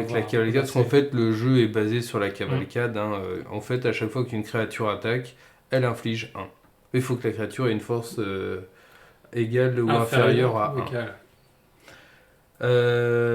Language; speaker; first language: French; native; French